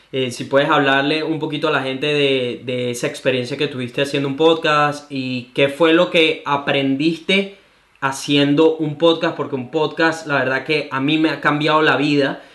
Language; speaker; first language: Spanish; native; Spanish